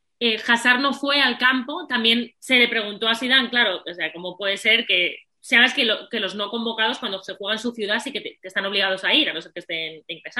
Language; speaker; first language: Spanish; native; Spanish